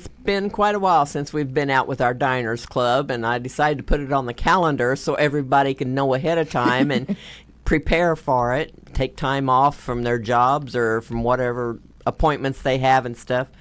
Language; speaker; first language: English; native; English